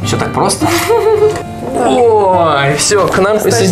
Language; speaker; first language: Russian; native; Russian